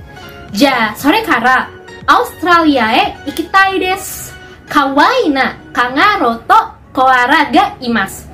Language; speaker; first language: Japanese; non-native, learner; Indonesian